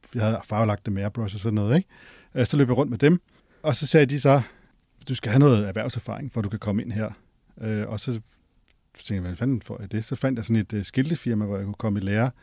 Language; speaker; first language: Danish; native; Danish